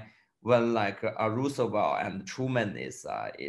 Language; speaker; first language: English; non-native, fluent; Chinese